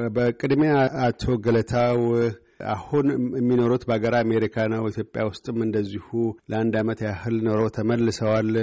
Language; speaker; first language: Amharic; native; Amharic